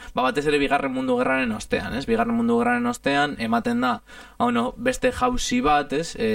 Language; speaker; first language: Basque; non-native, fluent; Italian